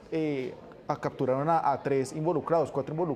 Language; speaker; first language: Spanish; native; Spanish